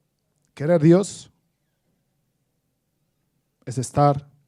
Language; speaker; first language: Spanish; non-native, fluent; Arabic